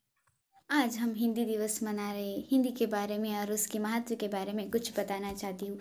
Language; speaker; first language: Hindi; non-native, local second language; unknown